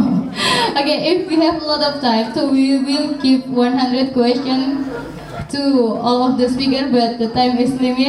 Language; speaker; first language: English; non-native, fluent; Indonesian